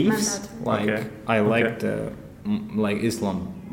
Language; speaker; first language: English; non-native, fluent; Azerbaijani